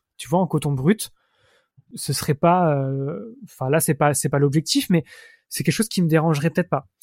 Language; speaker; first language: French; native; French